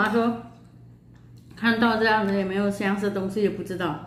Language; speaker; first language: Chinese; non-native, fluent; Indonesian